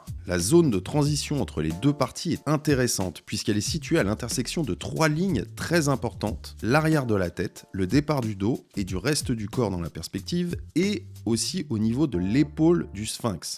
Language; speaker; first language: French; native; French